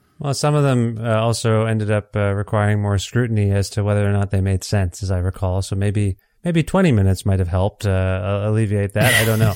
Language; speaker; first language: English; native; English